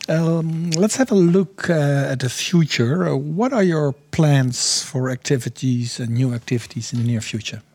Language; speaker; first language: English; non-native, fluent; Dutch